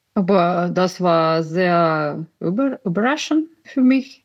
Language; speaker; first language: German; non-native, learner; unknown